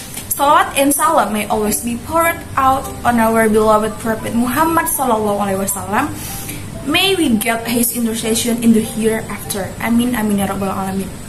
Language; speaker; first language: English; non-native, learner; Indonesian